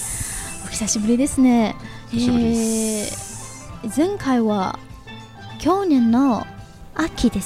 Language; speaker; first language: Japanese; non-native, fluent; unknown